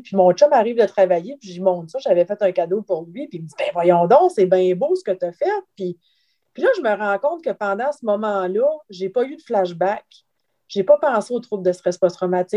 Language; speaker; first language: French; native; French